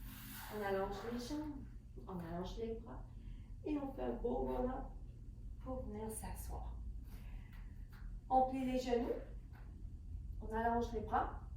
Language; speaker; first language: French; native; French